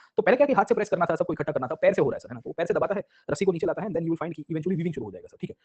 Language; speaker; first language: Hindi; non-native, local second language; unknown